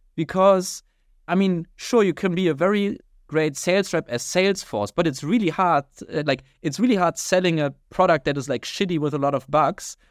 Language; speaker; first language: English; non-native, fluent; German